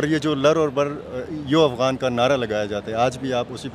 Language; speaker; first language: Hindi; non-native, local second language; Pashto